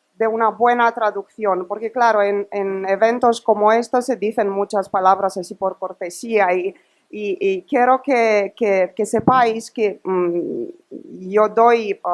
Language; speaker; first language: Spanish; non-native, fluent; Romanian